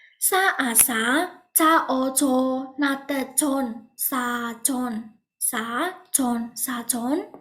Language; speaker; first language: Korean; non-native, fluent; Burmese